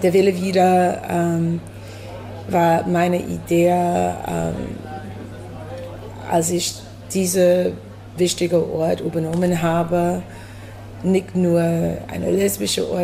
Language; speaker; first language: German; non-native, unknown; English